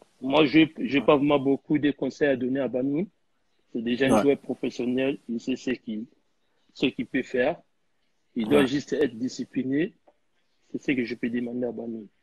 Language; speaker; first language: French; non-native, local second language; Lingala